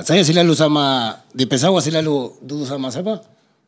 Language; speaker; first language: Indonesian; non-native, fluent; Spanish